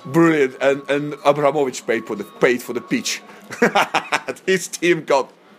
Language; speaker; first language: English; non-native, fluent; Russian